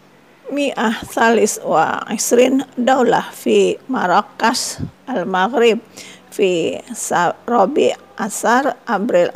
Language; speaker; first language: Arabic; non-native, fluent; Indonesian